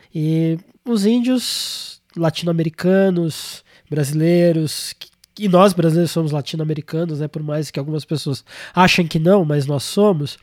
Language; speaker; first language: Portuguese; native; Portuguese